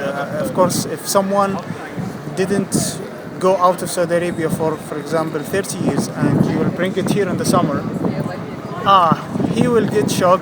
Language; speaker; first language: English; non-native, fluent; Arabic